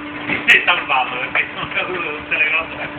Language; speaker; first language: Italian; native; Italian